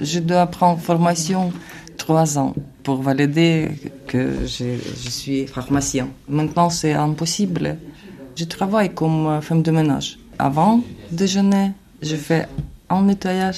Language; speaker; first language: French; non-native, learner; Ukrainian